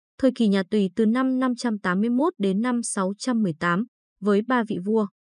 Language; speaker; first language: Vietnamese; native; Vietnamese